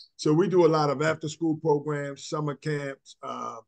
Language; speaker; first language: English; native; English